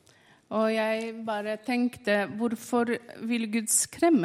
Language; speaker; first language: Norwegian; non-native, fluent; Polish